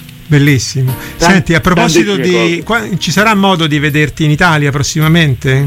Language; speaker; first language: Italian; native; Italian